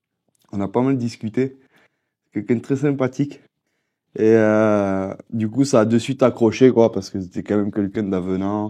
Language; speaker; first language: French; native; French